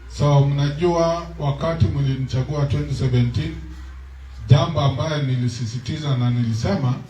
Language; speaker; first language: Swahili; non-native, local second language; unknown